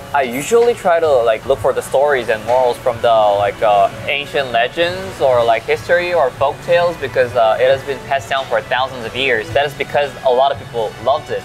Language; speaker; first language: English; non-native, fluent; Korean